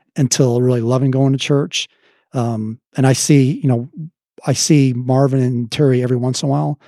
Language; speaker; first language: English; native; English